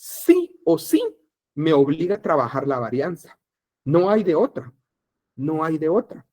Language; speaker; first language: Spanish; native; Spanish